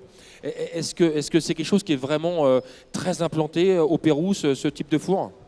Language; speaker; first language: French; native; French